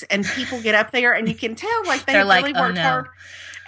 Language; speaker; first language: English; native; English